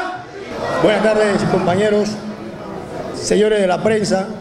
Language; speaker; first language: Spanish; native; Spanish